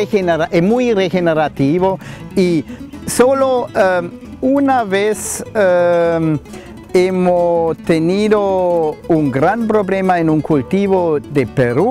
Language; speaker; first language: Spanish; non-native, fluent; German